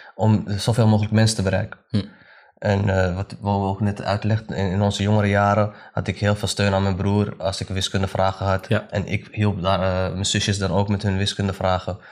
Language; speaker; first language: Dutch; early bilingual, other home language; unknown